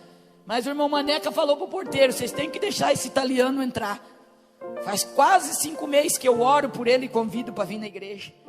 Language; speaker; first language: Portuguese; native; Portuguese